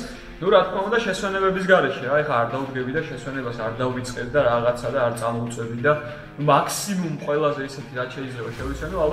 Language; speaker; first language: Georgian; native; Georgian